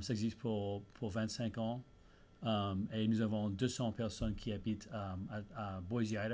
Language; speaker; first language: French; early bilingual, heritage; English